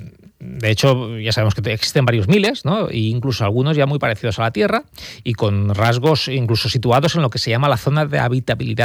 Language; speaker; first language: Spanish; native; Spanish